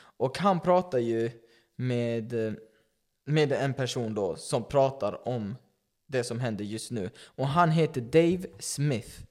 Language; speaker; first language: Swedish; early bilingual, other home language; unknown